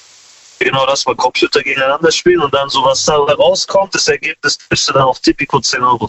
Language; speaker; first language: German; early bilingual, other home language; Kurdish